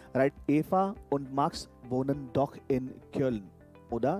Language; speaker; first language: German; non-native, fluent; Hindi